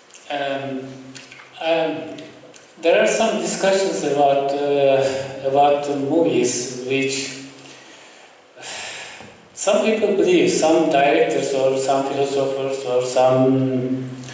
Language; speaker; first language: English; non-native, fluent; Turkish